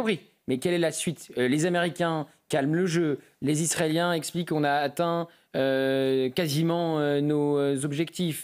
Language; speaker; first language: French; native; French